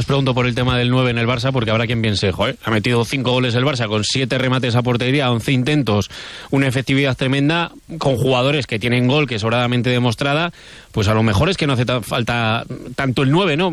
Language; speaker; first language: Spanish; native; Spanish